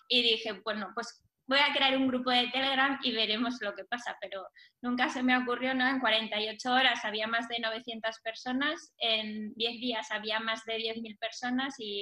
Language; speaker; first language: Spanish; native; Spanish